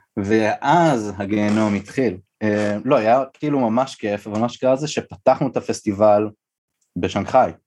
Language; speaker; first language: Hebrew; native; Hebrew